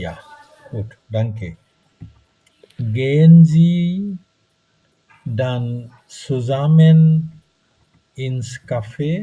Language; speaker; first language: German; non-native, fluent; Bangla